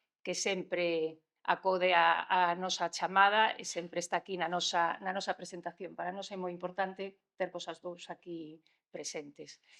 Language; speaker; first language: Galician; non-native, local second language; Spanish